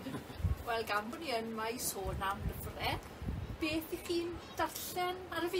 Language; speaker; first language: Welsh; native; Welsh